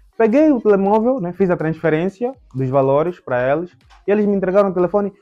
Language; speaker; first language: Portuguese; native; Portuguese